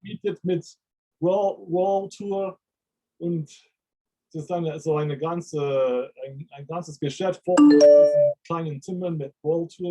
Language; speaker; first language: German; non-native, fluent; English